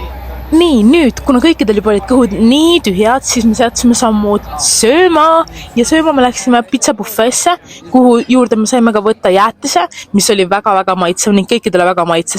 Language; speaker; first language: Estonian; native; Estonian